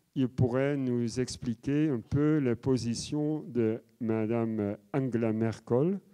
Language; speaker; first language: French; non-native, fluent; Dutch